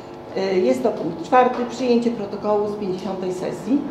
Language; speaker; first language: Polish; native; Polish